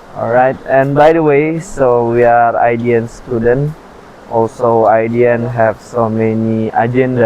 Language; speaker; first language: English; non-native, learner; Indonesian